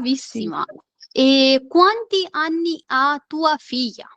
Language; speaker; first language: Italian; non-native, fluent; Urdu